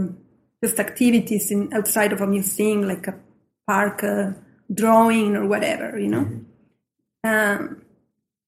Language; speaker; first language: English; non-native, fluent; Spanish